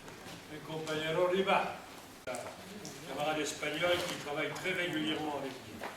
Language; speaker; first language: French; native; French